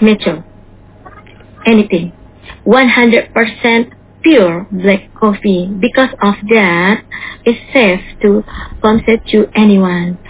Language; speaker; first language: English; non-native, learner; Indonesian